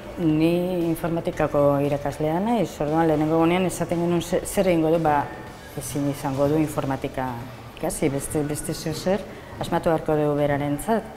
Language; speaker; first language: Basque; native; Basque